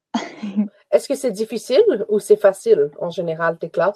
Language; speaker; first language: French; native; French